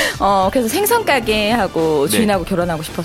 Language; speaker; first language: Korean; native; Korean